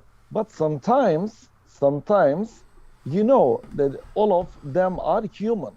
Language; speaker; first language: English; non-native, learner; Turkish